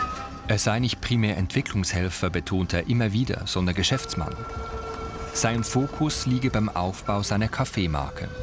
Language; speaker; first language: German; native; German